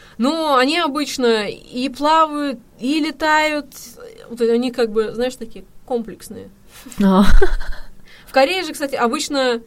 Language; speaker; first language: Russian; native; Russian